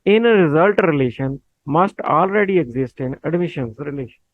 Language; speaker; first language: English; non-native, local second language; Punjabi